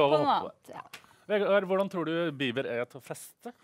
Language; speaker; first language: Norwegian; native; Norwegian